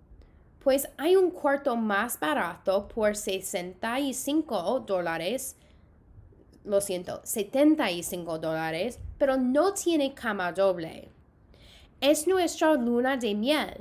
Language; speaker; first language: Spanish; non-native, fluent; English